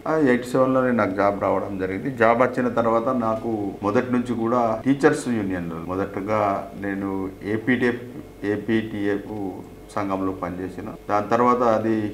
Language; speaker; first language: Telugu; non-native, local second language; Gondi